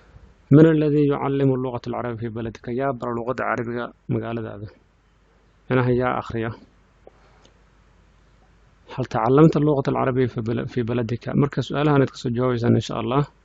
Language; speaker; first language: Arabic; non-native, fluent; Somali